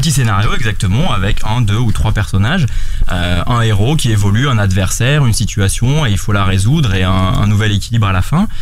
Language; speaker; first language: French; native; French